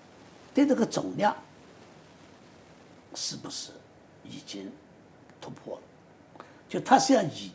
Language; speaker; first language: Chinese; native; Chinese